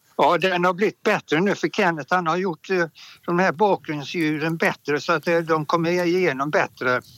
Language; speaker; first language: Swedish; native; Swedish